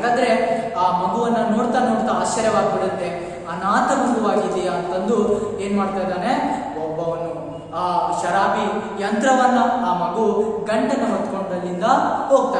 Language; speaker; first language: Kannada; native; Kannada